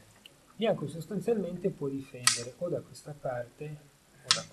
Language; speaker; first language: Italian; native; Italian